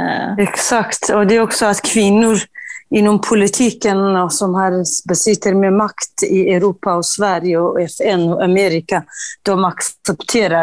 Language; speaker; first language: Swedish; non-native, fluent; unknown